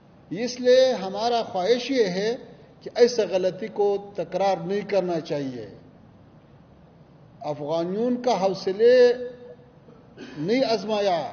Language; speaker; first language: Hindi; non-native, learner; Pashto